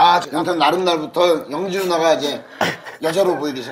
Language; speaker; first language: Korean; non-native, learner; Cantonese